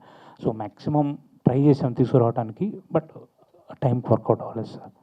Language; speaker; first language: Telugu; native; Telugu